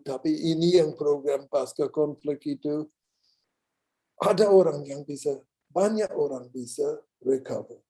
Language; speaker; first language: Indonesian; non-native, learner; English